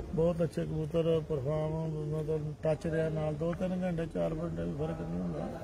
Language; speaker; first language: Punjabi; native; Punjabi